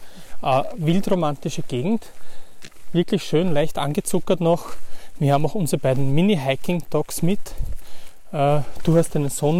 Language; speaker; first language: German; native; German